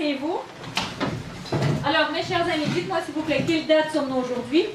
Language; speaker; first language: French; non-native, fluent; Russian